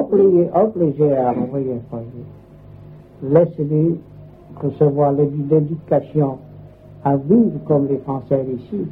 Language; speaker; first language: French; non-native, learner; Vietnamese